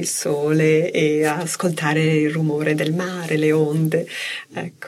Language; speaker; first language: Italian; native; Italian